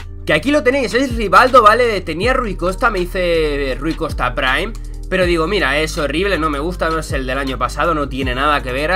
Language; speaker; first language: Spanish; native; Spanish